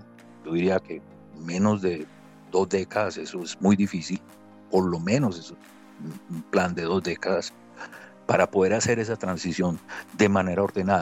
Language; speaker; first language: Spanish; native; Spanish